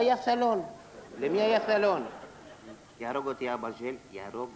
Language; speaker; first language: Hebrew; native; Hebrew